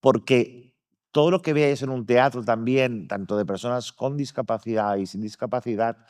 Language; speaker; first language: Spanish; native; Spanish